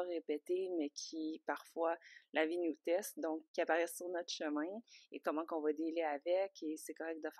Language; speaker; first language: French; native; French